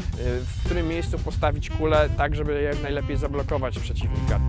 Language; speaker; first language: Polish; native; Polish